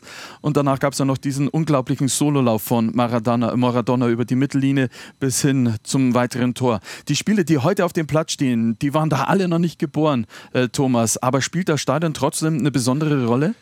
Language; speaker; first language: German; native; German